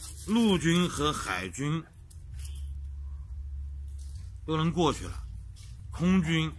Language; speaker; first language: Chinese; native; Chinese